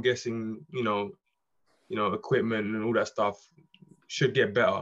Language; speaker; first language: English; native; English